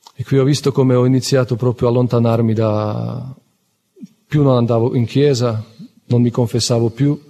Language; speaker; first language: Italian; non-native, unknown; Slovak